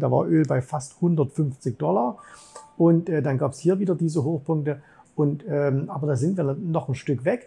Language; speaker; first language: German; native; German